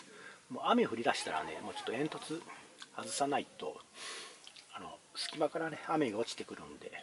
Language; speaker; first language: Japanese; native; Japanese